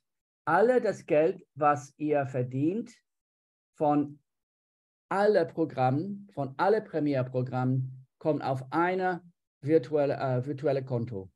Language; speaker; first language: German; non-native, fluent; English